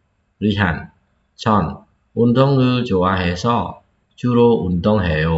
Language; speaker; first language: Korean; non-native, fluent; Khmer